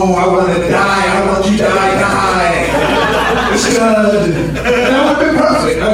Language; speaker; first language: English; early bilingual, other home language; Yoruba